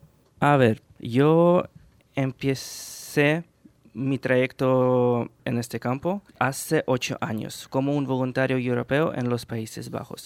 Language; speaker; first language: Spanish; non-native, fluent; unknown